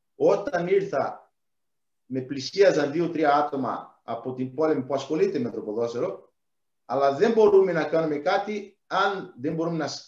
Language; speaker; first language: Greek; non-native, fluent; Portuguese